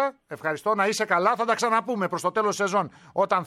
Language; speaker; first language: Greek; native; Greek